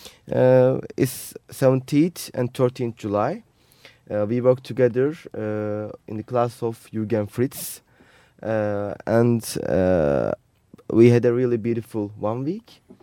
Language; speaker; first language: English; non-native, fluent; Turkish